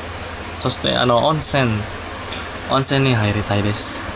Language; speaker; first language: Japanese; non-native, learner; Indonesian